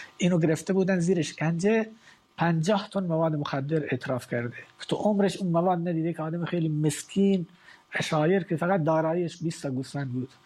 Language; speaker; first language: Persian; non-native, local second language; Baluchi